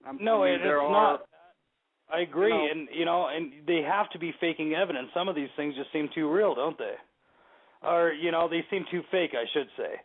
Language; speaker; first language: English; native; English